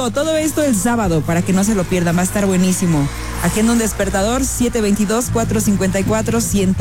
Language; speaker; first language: Spanish; native; Spanish